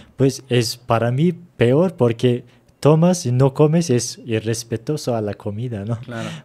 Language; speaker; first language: Spanish; non-native, fluent; Turkish